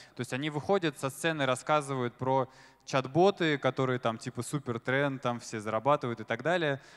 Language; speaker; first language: Russian; native; Russian